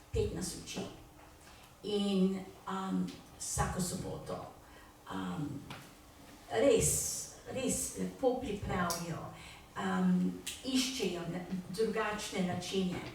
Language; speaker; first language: Slovenian; early bilingual, heritage; Slovenian